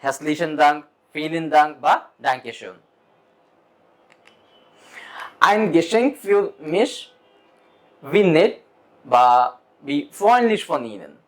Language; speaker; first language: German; non-native, fluent; Bangla